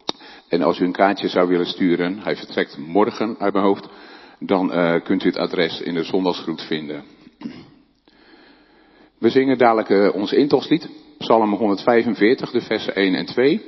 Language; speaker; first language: Dutch; native; Dutch